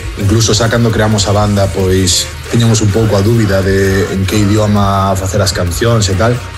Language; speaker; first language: Galician; non-native, local second language; Spanish